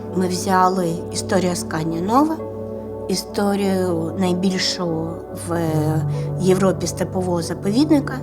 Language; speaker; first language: Ukrainian; non-native, local second language; Russian